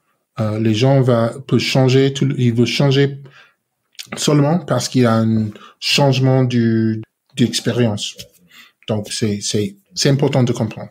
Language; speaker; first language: French; non-native, learner; English